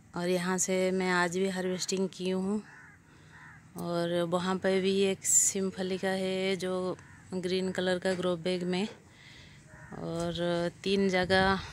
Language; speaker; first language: Hindi; non-native, local second language; Odia